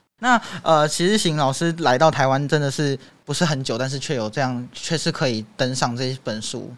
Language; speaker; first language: Chinese; native; Chinese